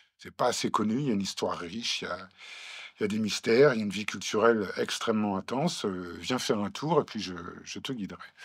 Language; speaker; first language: French; native; French